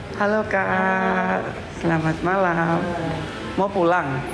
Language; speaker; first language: Indonesian; non-native, learner; Cebuano